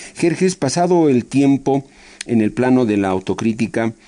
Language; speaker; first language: Spanish; native; Spanish